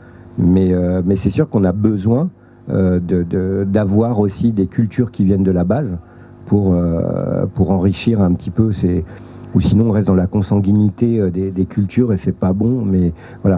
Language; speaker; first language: French; native; French